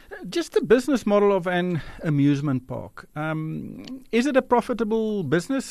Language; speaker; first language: English; non-native, local second language; Afrikaans